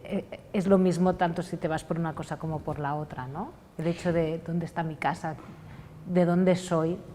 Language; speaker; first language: Spanish; non-native, local second language; Catalan